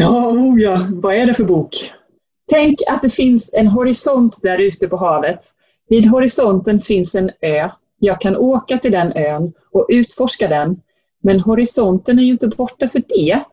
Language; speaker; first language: Swedish; native; Swedish